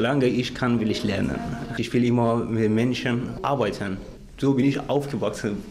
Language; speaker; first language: German; non-native, learner; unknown